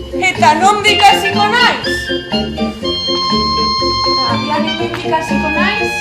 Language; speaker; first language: Basque; non-native, local second language; Spanish